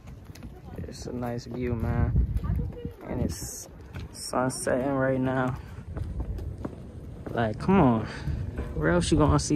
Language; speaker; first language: English; native; English